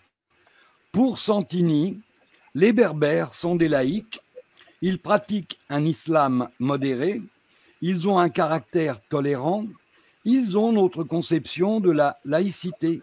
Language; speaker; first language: French; native; French